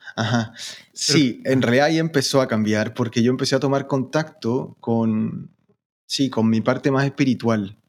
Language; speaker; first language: Spanish; native; Spanish